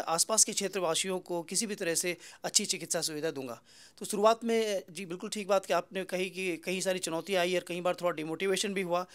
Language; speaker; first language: Hindi; native; Hindi